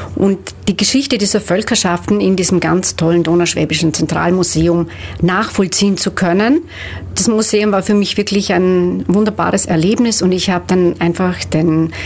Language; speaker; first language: German; native; German